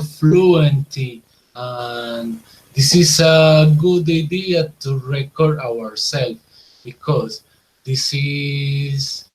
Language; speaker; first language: English; non-native, learner; Spanish